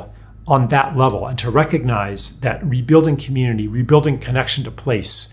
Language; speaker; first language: English; native; English